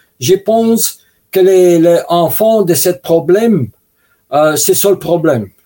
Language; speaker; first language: French; non-native, learner; Russian